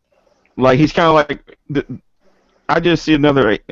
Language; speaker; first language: English; native; English